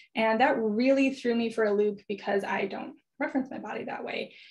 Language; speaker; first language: English; native; English